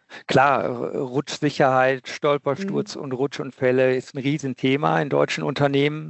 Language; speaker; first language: German; native; German